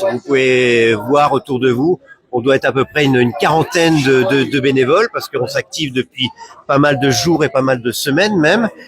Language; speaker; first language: French; native; French